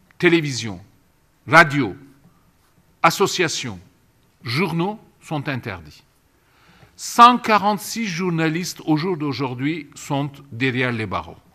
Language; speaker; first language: French; non-native, fluent; Turkish